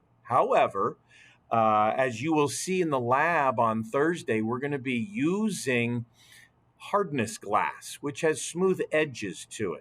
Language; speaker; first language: English; native; English